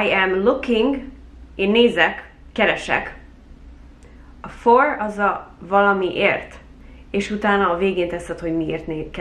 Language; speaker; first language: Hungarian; early bilingual, heritage; Hungarian